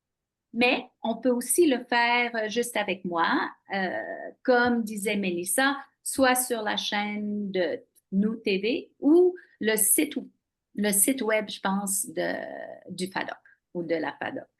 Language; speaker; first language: French; non-native, local second language; English